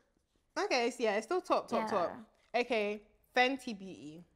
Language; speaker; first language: English; early bilingual, other home language; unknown